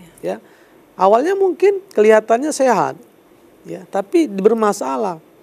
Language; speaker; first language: Indonesian; native; Indonesian